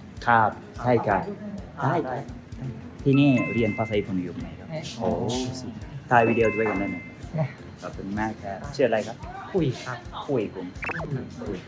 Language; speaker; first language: Thai; non-native, learner; Japanese